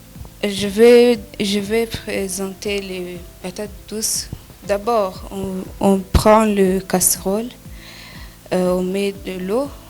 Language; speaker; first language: French; non-native, learner; Kinyarwanda